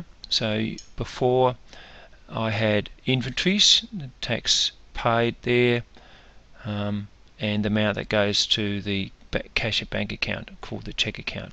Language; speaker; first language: English; native; English